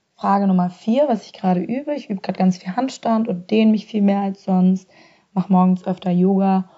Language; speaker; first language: German; native; German